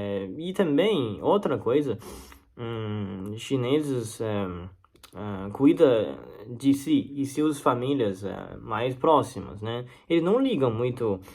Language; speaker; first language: Portuguese; non-native, learner; Chinese